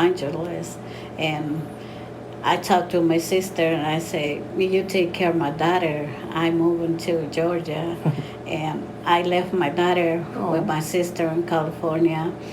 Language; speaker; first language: English; non-native, learner; Spanish